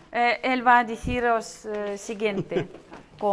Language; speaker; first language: Spanish; non-native, learner; Russian